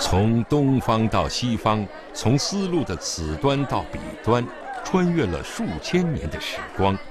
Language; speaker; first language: Chinese; native; Chinese